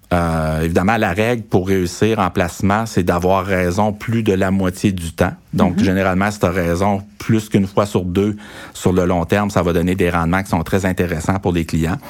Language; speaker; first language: French; native; French